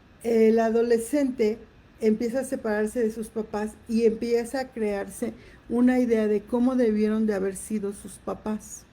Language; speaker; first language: Spanish; native; Spanish